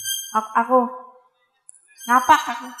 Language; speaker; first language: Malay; non-native, local second language; Javanese